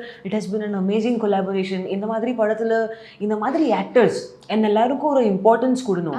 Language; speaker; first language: Tamil; non-native, learner; Hindi